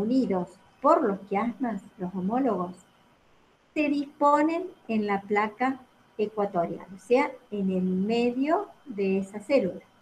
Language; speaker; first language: Spanish; native; Spanish